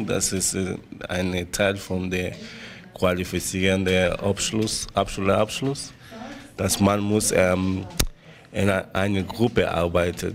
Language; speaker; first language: German; non-native, learner; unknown